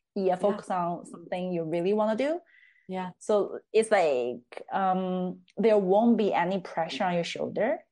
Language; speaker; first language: English; non-native, fluent; Chinese